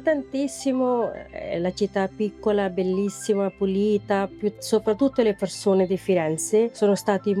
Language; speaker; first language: Italian; non-native, fluent; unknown